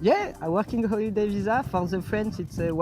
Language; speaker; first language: English; non-native, fluent; French